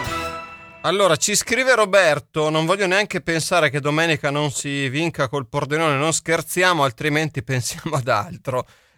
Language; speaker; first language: Italian; native; Italian